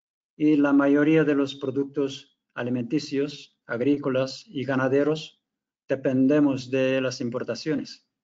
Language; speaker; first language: Spanish; non-native, fluent; Korean